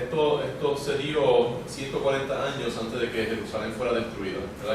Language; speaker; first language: Spanish; native; Spanish